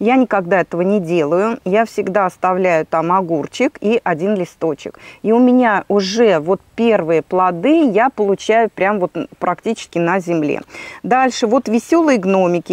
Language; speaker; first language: Russian; native; Russian